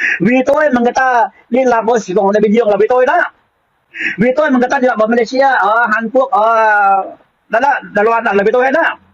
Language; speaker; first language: Vietnamese; non-native, local second language; Jarai